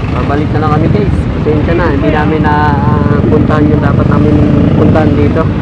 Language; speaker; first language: Filipino; non-native, local second language; Hiligaynon